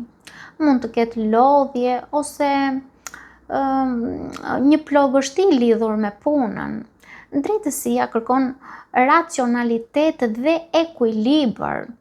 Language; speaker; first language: Albanian; native; Albanian